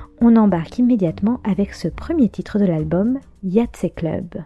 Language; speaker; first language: French; native; French